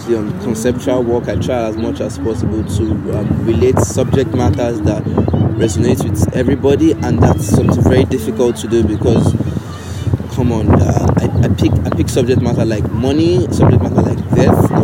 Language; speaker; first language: English; non-native, local second language; Yoruba